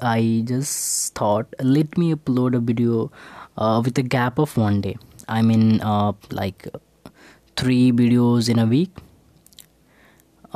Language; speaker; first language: English; non-native, local second language; Hindi